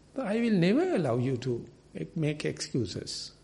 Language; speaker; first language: English; non-native, local second language; Sinhala